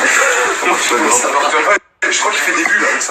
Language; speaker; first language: French; native; French